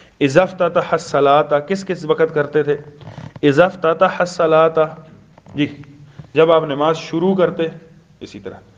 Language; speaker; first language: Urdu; non-native, local second language; Pashto